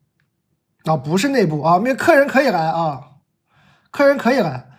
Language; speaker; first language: Chinese; native; Chinese